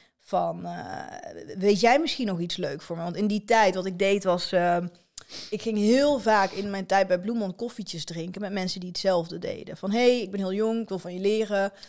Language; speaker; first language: Dutch; native; Dutch